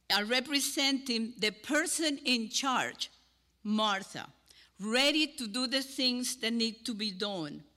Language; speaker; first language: English; non-native, fluent; Spanish